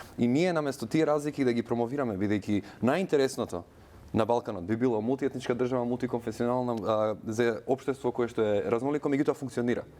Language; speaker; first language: Macedonian; non-native, local second language; Albanian